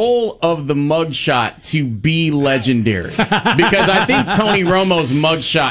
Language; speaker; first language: English; native; English